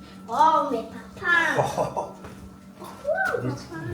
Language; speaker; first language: French; early bilingual, other home language; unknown